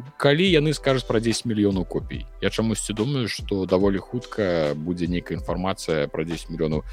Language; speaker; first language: Belarusian; non-native, local second language; Russian